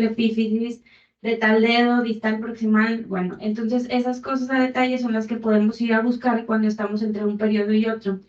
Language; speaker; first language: Spanish; native; Spanish